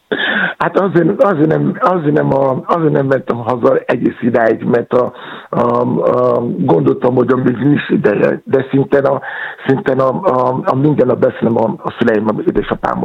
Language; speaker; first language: Hungarian; non-native, fluent; Yoruba